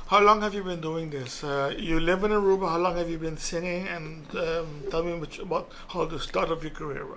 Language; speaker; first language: English; non-native, local second language; Papiamento